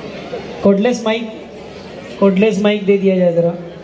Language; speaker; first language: Hindi; native; Hindi